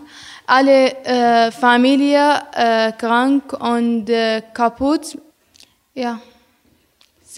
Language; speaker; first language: German; non-native, learner; Arabic